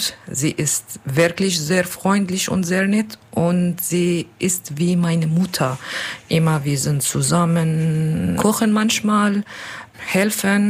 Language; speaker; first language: German; non-native, learner; Turkish